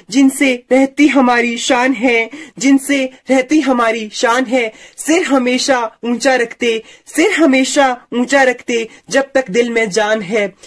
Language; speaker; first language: Hindi; native; Hindi